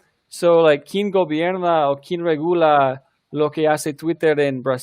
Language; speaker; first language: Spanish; early bilingual, heritage; Spanish